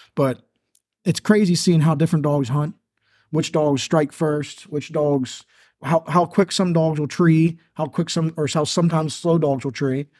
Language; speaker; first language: English; native; English